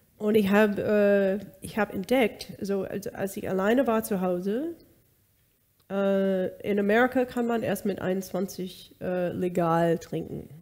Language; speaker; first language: German; non-native, fluent; English